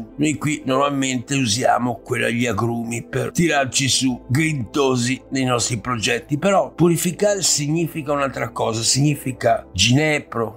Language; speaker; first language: Italian; native; Italian